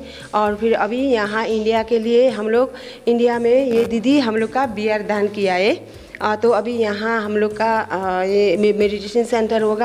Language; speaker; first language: Hindi; non-native, learner; Burmese